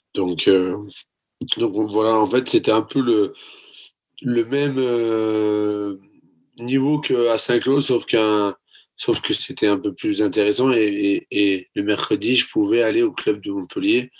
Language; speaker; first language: French; native; French